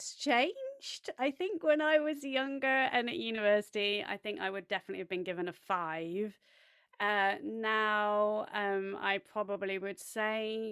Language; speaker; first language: English; native; English